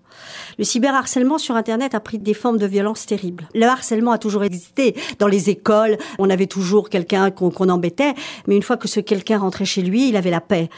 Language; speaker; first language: French; native; French